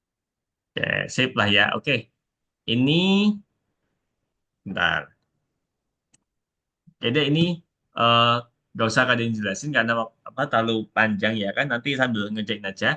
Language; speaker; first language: Indonesian; native; Indonesian